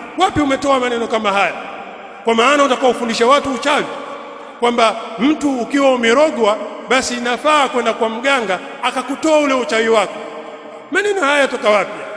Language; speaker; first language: Swahili; native; Swahili